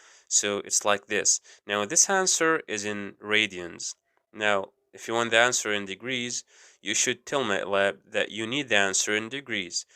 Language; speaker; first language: English; non-native, fluent; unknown